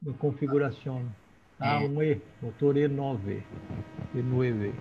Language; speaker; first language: Spanish; non-native, learner; Portuguese